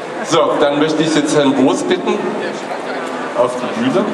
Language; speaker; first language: German; native; German